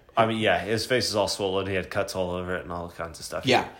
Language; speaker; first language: English; native; English